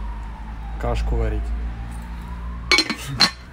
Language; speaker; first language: Russian; native; Russian